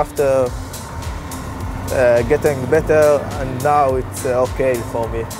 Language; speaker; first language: English; non-native, learner; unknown